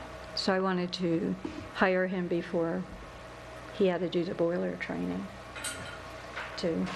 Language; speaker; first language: English; native; English